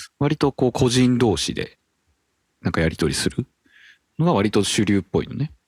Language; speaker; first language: Japanese; native; Japanese